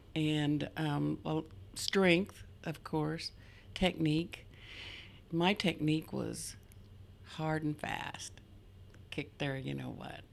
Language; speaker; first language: English; native; English